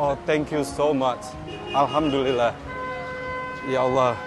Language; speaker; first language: English; non-native, learner; Indonesian